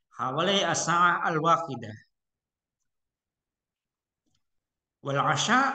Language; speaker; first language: Arabic; non-native, fluent; Indonesian